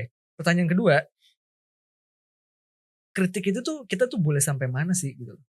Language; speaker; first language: Indonesian; native; Indonesian